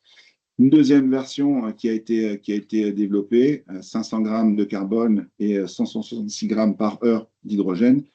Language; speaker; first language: French; native; French